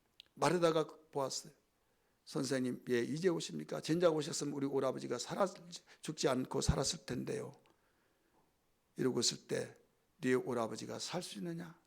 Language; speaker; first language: Korean; native; Korean